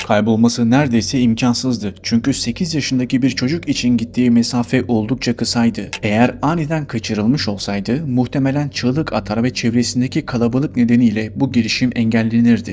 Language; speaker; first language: Turkish; native; Turkish